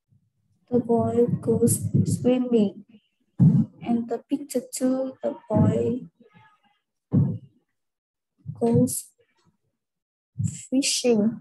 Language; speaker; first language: English; non-native, learner; Vietnamese